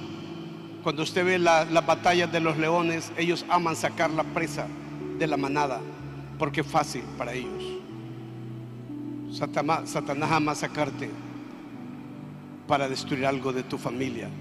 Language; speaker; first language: Spanish; native; Spanish